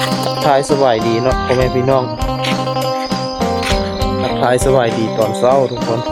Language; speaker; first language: Thai; non-native, local second language; Lao